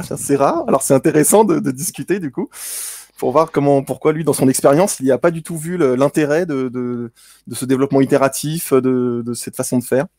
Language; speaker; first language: French; native; French